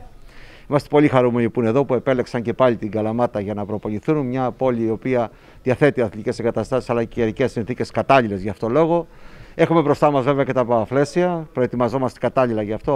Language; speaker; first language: Greek; native; Greek